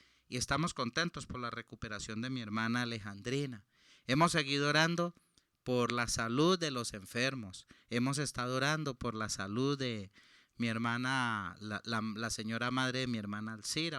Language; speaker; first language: Spanish; native; Spanish